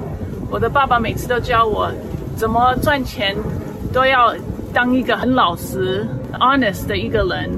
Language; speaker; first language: Chinese; early bilingual, heritage; Chinese